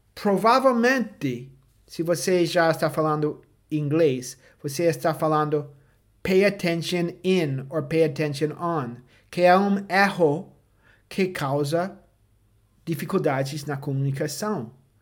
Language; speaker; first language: Portuguese; non-native, fluent; English